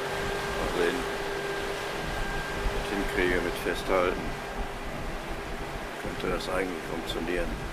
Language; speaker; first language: German; native; German